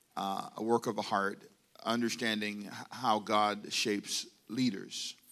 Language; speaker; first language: English; non-native, fluent; Spanish